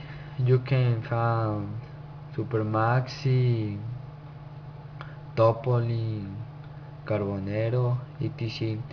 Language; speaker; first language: English; non-native, learner; Spanish